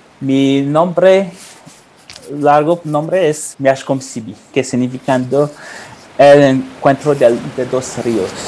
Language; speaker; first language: Spanish; non-native, learner; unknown